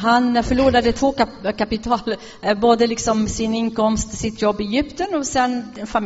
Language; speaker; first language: Swedish; non-native, fluent; Arabic